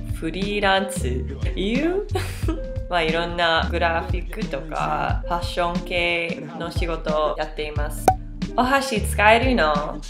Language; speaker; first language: Japanese; non-native, learner; English